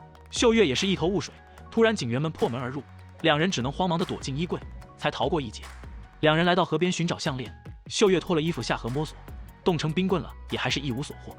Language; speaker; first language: Chinese; native; Chinese